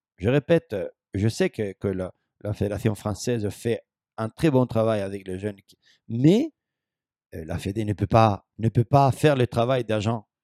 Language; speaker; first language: French; non-native, fluent; Spanish